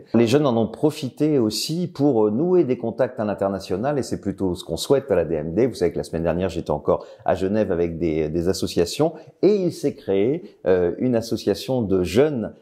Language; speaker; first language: French; native; French